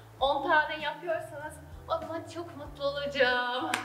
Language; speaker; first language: Turkish; non-native, fluent; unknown